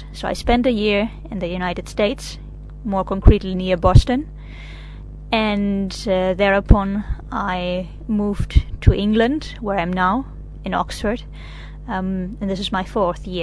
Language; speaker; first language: English; non-native, fluent; Catalan